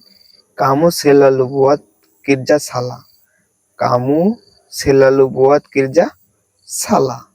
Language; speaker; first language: Indonesian; non-native, learner; Bangla